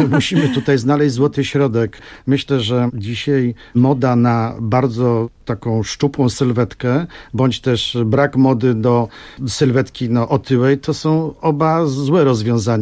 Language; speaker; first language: Polish; native; Polish